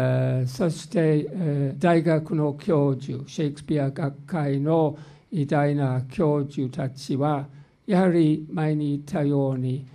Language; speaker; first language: Japanese; non-native, fluent; English